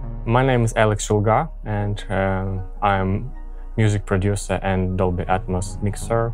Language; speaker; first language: English; non-native, fluent; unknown